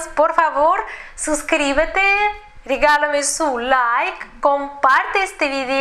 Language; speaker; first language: Spanish; non-native, fluent; Russian